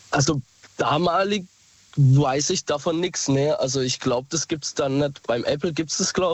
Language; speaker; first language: German; native; German